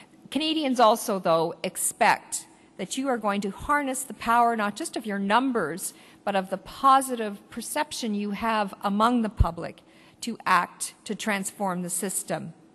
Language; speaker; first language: English; native; English